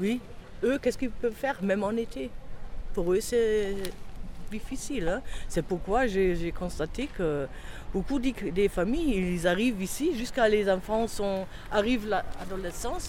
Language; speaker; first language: French; non-native, fluent; German